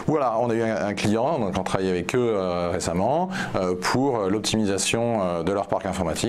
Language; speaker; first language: French; native; French